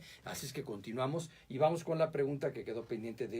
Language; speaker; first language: Spanish; native; Spanish